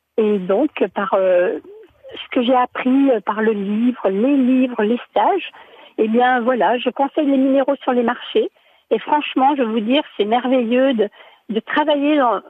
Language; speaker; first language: French; native; French